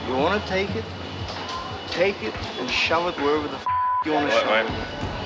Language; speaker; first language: English; native; English